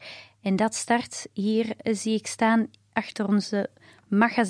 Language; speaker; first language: Dutch; native; Dutch